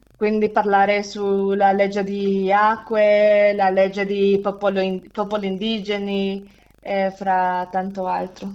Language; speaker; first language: Italian; non-native, fluent; Spanish